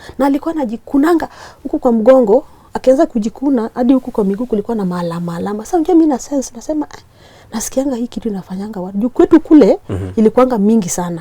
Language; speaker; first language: Swahili; non-native, local second language; Luo (Kenya and Tanzania)